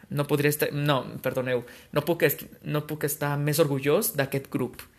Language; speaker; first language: Catalan; non-native, fluent; Spanish